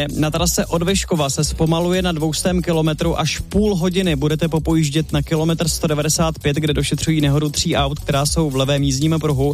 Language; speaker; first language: Czech; native; Czech